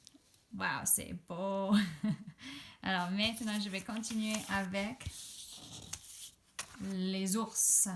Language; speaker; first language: French; non-native, fluent; English